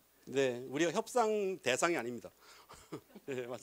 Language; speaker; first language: Korean; native; Korean